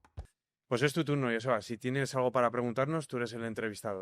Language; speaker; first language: Spanish; native; Spanish